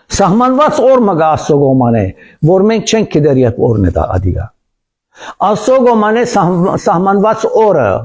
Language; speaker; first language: Armenian; early bilingual, heritage; Armenian